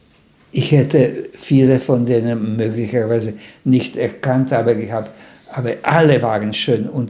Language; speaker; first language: German; non-native, fluent; Slovak